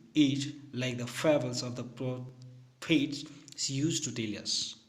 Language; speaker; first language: English; non-native, local second language; Hindi